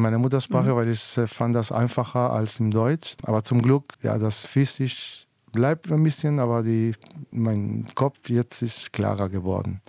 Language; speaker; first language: German; non-native, fluent; Spanish